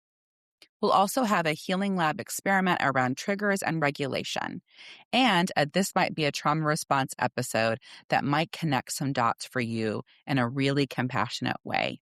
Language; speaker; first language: English; native; English